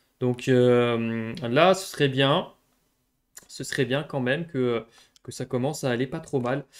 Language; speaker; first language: French; native; French